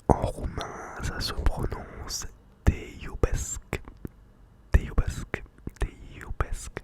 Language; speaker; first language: French; native; French